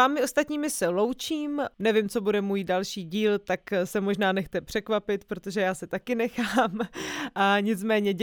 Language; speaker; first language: Czech; native; Czech